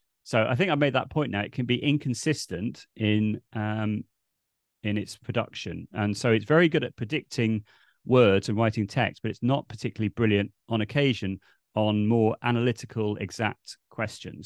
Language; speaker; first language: English; native; English